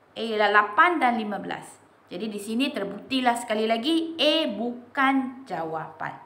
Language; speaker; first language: Malay; non-native, local second language; Chinese